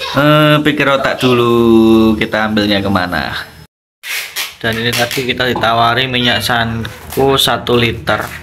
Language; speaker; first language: Indonesian; non-native, local second language; Javanese